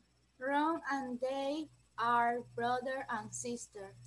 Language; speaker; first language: English; non-native, learner; Spanish